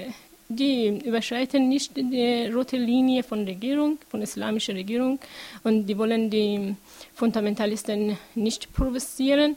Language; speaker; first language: German; non-native, learner; Persian